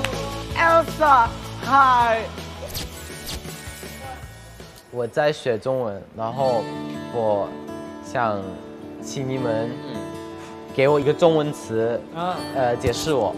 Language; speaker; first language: Chinese; non-native, learner; Thai